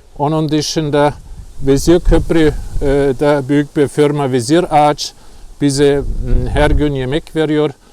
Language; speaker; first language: Turkish; non-native, fluent; German